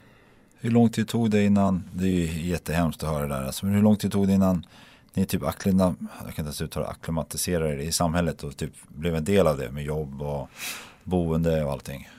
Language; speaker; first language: Swedish; native; Swedish